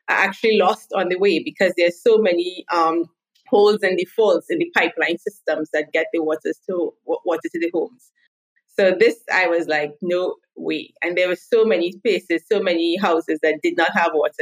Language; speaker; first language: English; native; English